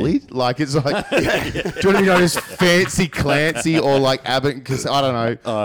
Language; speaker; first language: English; native; English